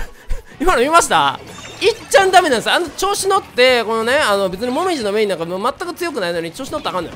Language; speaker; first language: Japanese; native; Japanese